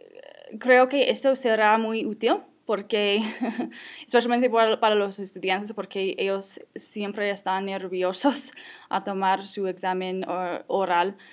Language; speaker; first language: Spanish; non-native, fluent; English